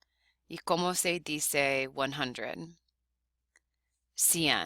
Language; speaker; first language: Spanish; non-native, fluent; English